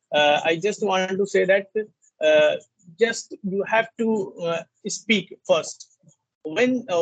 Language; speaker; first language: English; non-native, learner; Hindi